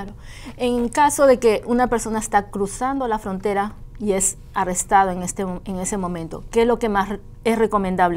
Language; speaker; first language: Spanish; native; Spanish